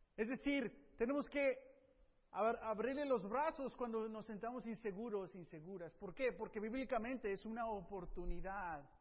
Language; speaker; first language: Spanish; early bilingual, heritage; Spanish